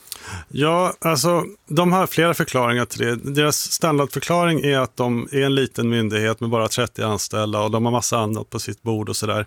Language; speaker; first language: Swedish; native; Swedish